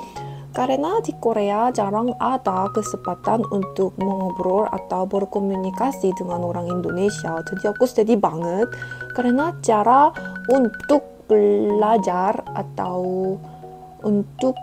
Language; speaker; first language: Indonesian; non-native, fluent; Korean